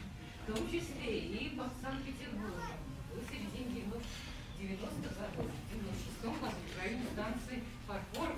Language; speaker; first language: Russian; native; Russian